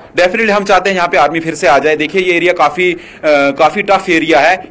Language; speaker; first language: Hindi; native; Hindi